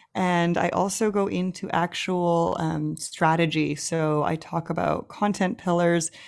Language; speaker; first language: English; native; English